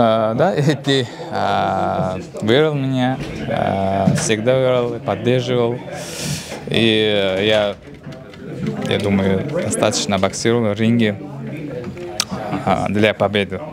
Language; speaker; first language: Russian; non-native, fluent; Uzbek